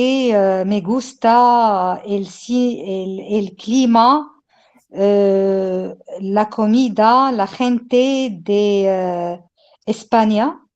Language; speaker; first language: Spanish; non-native, learner; Arabic